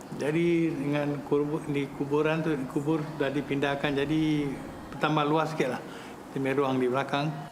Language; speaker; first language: Malay; native; Malay